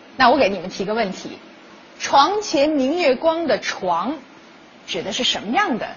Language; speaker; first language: Chinese; native; Chinese